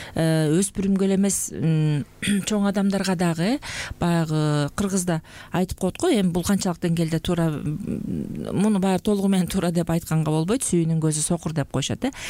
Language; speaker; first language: Kyrgyz; native; Kyrgyz